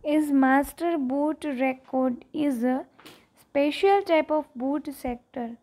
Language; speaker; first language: English; non-native, local second language; Gujarati